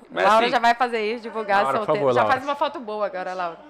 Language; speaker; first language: Portuguese; native; Portuguese